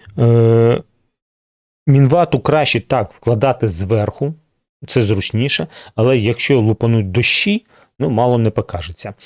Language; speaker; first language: Ukrainian; non-native, local second language; Russian